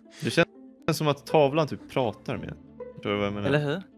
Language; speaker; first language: Swedish; native; Swedish